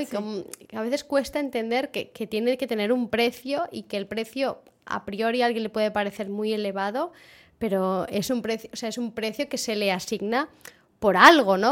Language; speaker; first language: Spanish; non-native, local second language; Catalan